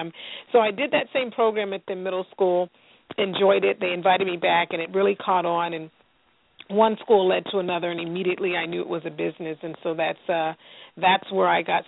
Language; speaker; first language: English; native; English